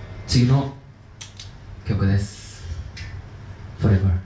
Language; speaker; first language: Japanese; non-native, learner; Korean